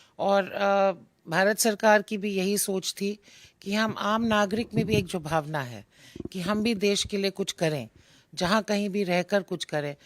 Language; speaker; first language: Hindi; native; Hindi